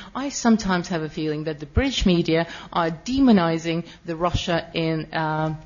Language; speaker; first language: English; non-native, fluent; Russian